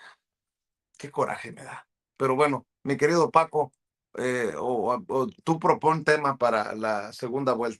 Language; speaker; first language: Spanish; native; Spanish